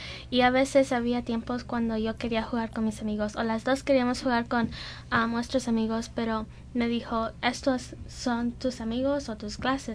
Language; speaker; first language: Spanish; early bilingual, heritage; Spanish